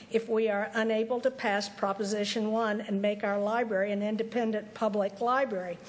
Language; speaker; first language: English; native; English